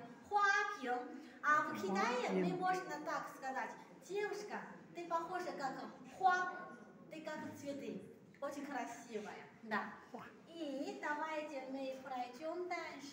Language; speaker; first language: Russian; non-native, learner; Chinese